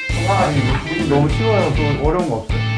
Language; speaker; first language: Korean; native; Korean